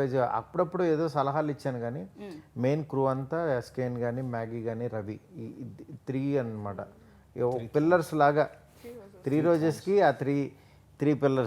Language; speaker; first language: Telugu; native; Telugu